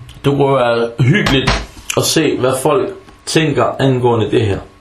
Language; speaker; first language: Danish; non-native, fluent; Arabic